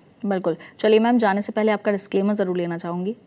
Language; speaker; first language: Hindi; native; Hindi